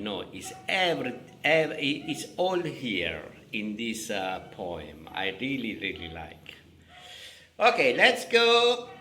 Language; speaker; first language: English; non-native, fluent; Italian